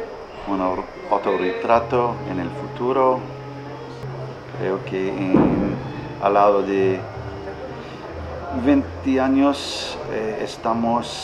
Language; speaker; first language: Spanish; non-native, learner; English